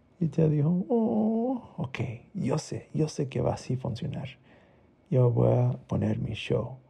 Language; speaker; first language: Spanish; early bilingual, heritage; Spanish